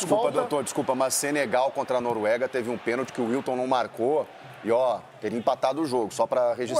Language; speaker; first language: Portuguese; native; Portuguese